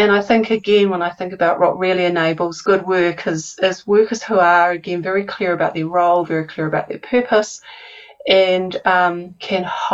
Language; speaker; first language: English; native; English